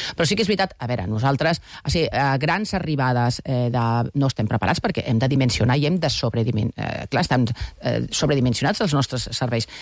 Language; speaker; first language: Catalan; native; Catalan